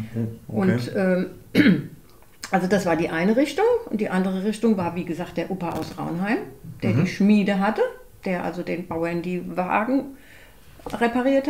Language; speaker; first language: German; native; German